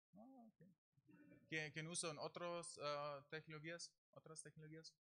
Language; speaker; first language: Spanish; non-native, learner; German